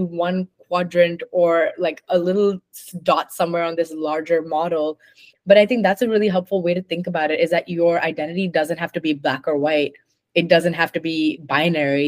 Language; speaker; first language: English; non-native, local second language; Hindi